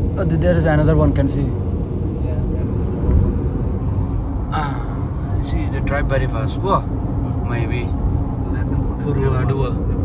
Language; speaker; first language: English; non-native, learner; Bangla